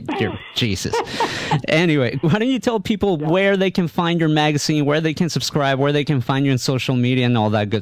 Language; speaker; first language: English; native; English